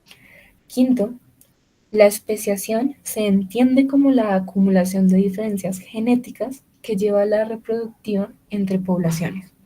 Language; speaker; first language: Spanish; native; Spanish